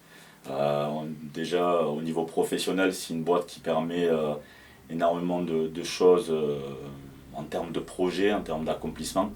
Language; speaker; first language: French; native; French